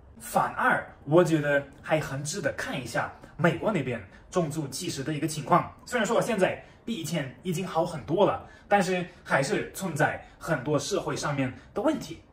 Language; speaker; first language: Chinese; non-native, fluent; German